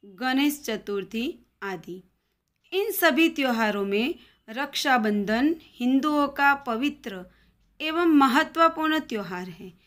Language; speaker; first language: Hindi; non-native, local second language; Gujarati